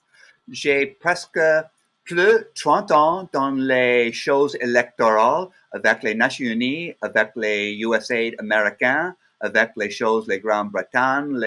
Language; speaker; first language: French; non-native, learner; English